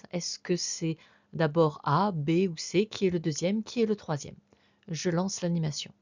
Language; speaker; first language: French; native; French